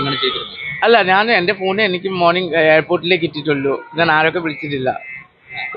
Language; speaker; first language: Malayalam; non-native, local second language; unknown